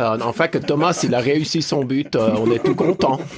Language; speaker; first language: French; native; French